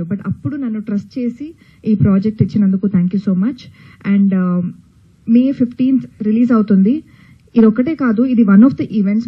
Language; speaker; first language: Telugu; non-native, fluent; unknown